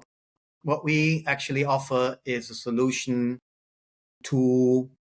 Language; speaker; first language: English; non-native, fluent; German